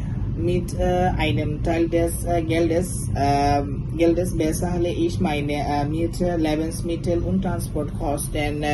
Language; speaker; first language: German; non-native, learner; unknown